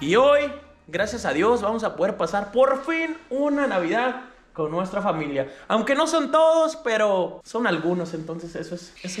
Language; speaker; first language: Spanish; native; Spanish